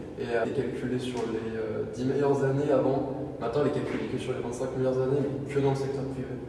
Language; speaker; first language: French; native; French